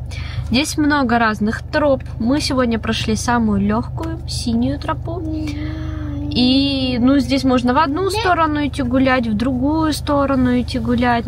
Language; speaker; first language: Russian; native; Russian